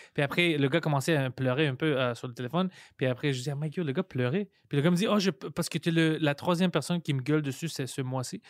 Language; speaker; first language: French; non-native, local second language; Greek